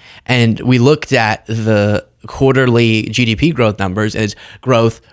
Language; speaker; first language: English; native; English